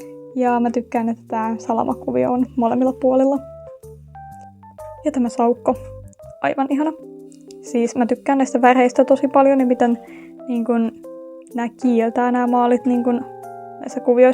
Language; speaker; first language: Finnish; native; Finnish